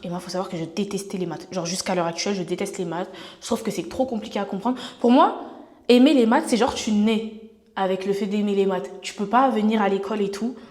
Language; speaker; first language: French; native; French